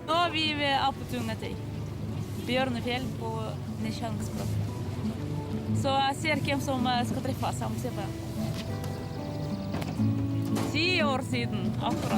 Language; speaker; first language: Norwegian; non-native, fluent; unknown